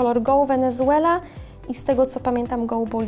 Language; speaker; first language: Polish; native; Polish